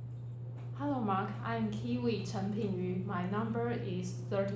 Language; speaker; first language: English; non-native, learner; Chinese